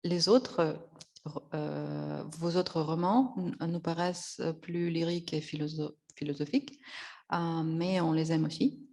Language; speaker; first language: French; non-native, fluent; Russian